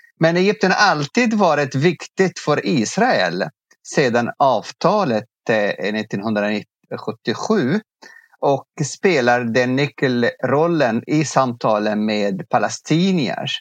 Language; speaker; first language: Swedish; non-native, fluent; Arabic